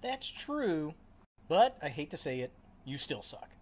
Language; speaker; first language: English; native; English